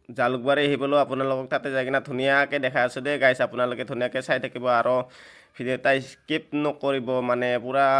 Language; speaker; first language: Assamese; native; Assamese